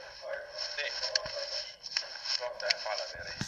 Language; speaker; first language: Finnish; non-native, fluent; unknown